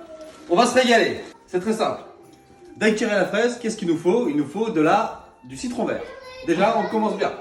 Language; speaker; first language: French; native; French